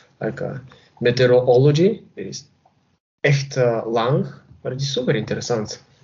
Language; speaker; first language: Dutch; non-native, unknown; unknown